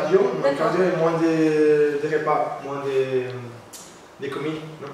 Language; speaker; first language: French; non-native, learner; Portuguese